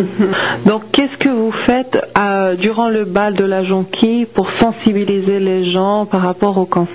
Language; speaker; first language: French; native; French